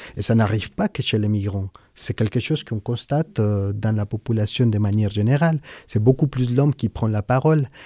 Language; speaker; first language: French; non-native, fluent; Spanish